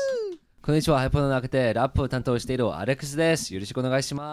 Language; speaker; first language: Japanese; non-native, learner; Korean